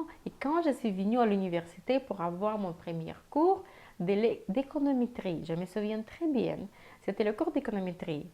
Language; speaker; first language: French; non-native, fluent; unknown